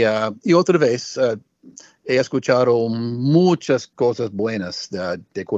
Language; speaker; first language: Spanish; non-native, learner; English